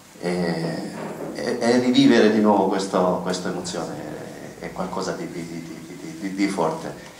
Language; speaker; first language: Italian; non-native, fluent; Albanian